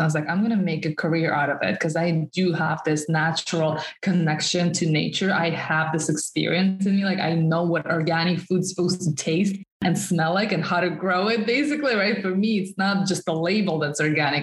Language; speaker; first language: English; non-native, fluent; Russian